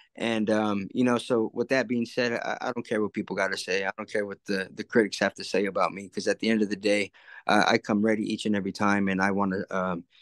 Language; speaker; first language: English; early bilingual, other home language; Spanish